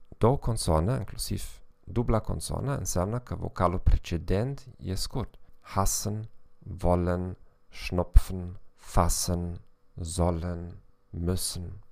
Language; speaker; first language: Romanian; non-native, fluent; German